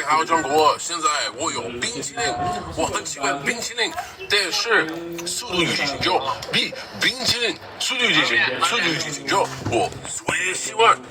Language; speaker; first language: Chinese; non-native, learner; English